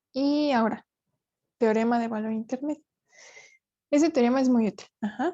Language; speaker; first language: Spanish; native; Spanish